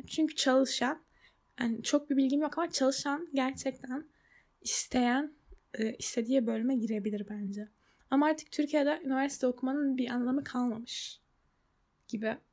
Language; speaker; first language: Turkish; early bilingual, heritage; Turkish